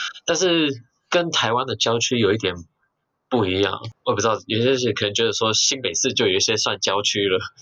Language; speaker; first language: Chinese; early bilingual, heritage; Chinese